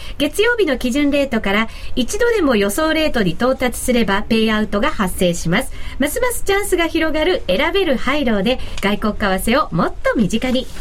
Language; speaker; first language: Japanese; native; Japanese